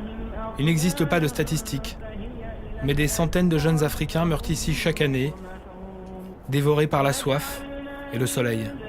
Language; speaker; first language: French; native; French